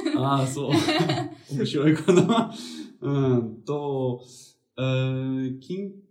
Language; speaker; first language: Japanese; non-native, learner; French